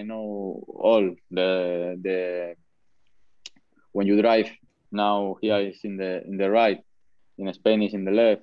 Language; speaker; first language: English; non-native, learner; Spanish